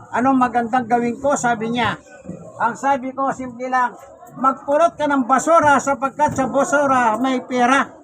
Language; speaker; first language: Filipino; non-native, local second language; Pampanga